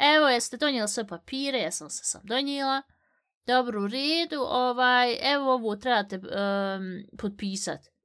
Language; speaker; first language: Bosnian; early bilingual, heritage; Bosnian